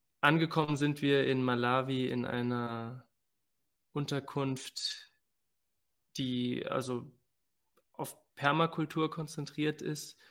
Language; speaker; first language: German; early bilingual, other home language; Spanish